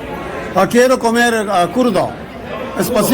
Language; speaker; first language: Spanish; non-native, learner; Korean